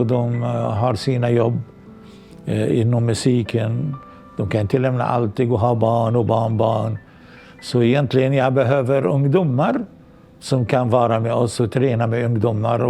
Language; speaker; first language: Swedish; non-native, local second language; Arabic